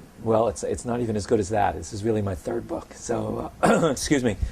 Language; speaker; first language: English; native; English